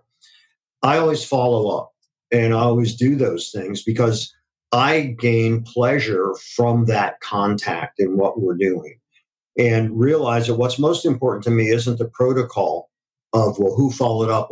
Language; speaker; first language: English; native; English